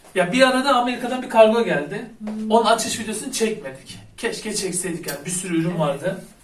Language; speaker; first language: Turkish; native; Turkish